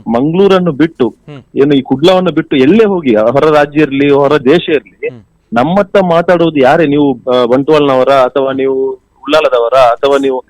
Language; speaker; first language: Kannada; non-native, local second language; Tulu